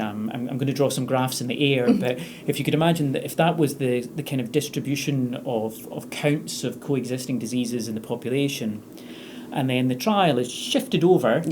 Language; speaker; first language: English; native; English